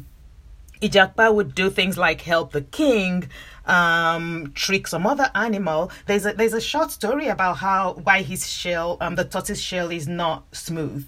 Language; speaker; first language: English; non-native, local second language; Yoruba